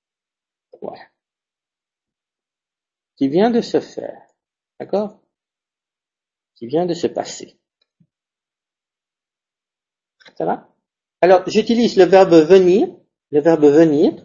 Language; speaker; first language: French; non-native, fluent; Spanish